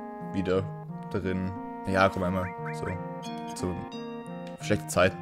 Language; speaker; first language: German; native; German